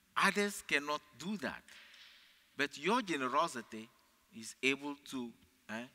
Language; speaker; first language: English; non-native, fluent; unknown